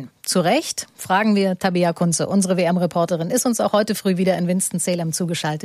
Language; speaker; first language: German; native; German